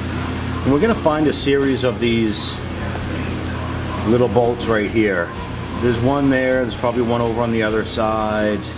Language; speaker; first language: English; native; English